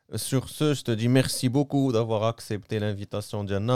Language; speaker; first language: French; non-native, local second language; Arabic